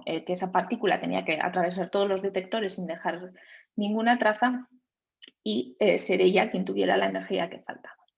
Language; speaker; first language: Spanish; native; Spanish